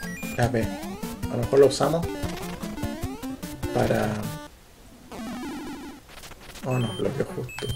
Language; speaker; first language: Spanish; native; Spanish